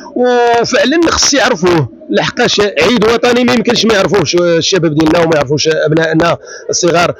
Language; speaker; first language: Arabic; native; Arabic